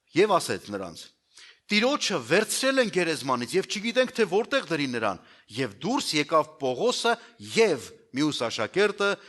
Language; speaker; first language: Armenian; native; Armenian